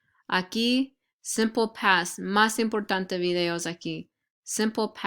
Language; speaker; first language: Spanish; non-native, fluent; English